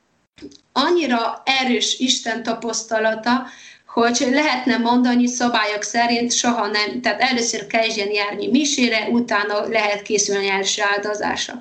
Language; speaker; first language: Hungarian; non-native, fluent; Polish